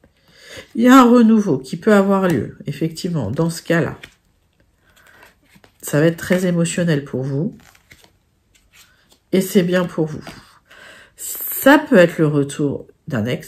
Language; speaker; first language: French; native; French